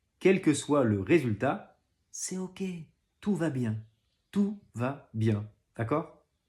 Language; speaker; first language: French; native; French